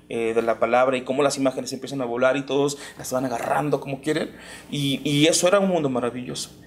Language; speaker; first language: Spanish; native; Spanish